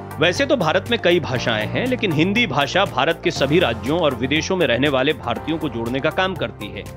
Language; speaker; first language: Hindi; native; Hindi